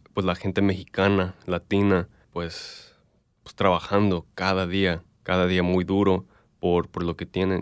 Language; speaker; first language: Spanish; early bilingual, other home language; English